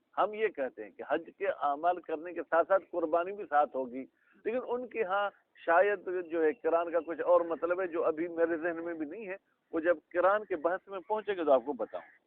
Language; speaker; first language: Urdu; non-native, local second language; Sindhi